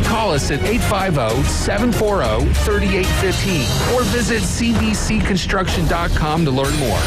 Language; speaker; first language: English; native; English